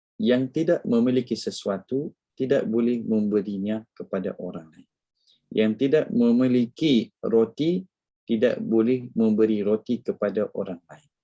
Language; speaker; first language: Malay; non-native, fluent; Arabic